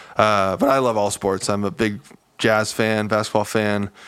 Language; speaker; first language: English; native; English